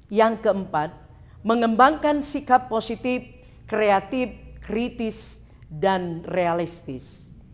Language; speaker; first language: Indonesian; non-native, local second language; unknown